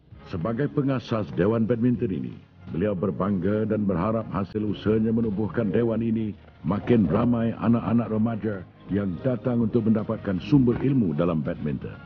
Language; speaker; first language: Malay; native; Malay